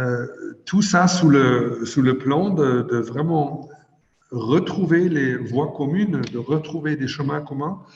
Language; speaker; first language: French; non-native, fluent; German